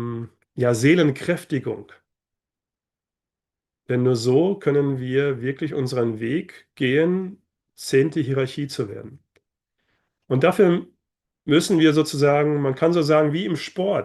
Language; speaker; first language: German; native; German